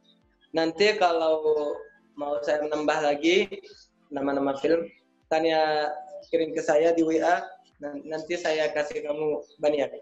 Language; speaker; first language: Indonesian; non-native, learner; Arabic